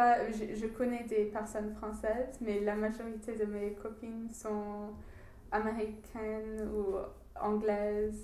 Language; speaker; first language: French; non-native, learner; English